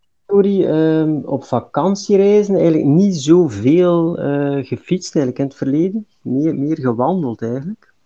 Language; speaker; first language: Dutch; native; Dutch